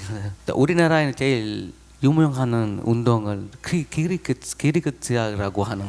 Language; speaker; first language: Korean; non-native, learner; Sinhala